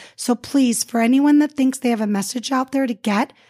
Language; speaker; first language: English; early bilingual, other home language; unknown